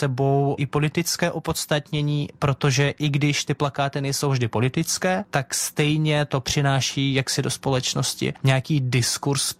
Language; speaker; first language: Czech; non-native, fluent; Russian